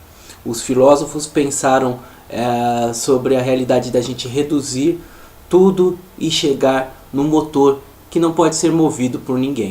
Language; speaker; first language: Portuguese; native; Portuguese